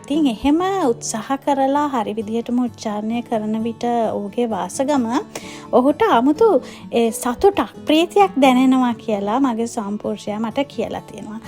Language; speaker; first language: Sinhala; native; Sinhala